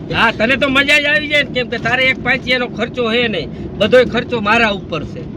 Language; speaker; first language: Gujarati; native; Gujarati